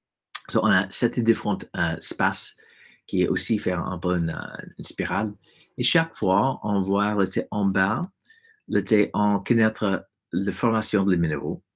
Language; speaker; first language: French; non-native, fluent; English